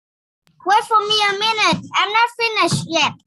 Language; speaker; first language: English; non-native, learner; Vietnamese